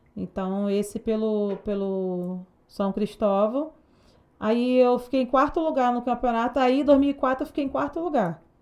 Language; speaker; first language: Portuguese; native; Portuguese